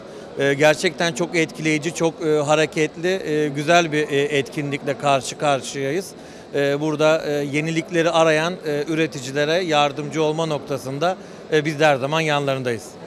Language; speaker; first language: Turkish; native; Turkish